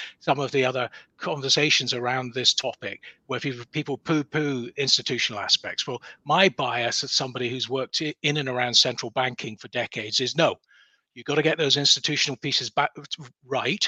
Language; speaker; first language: English; native; English